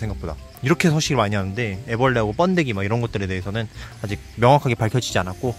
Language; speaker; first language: Korean; native; Korean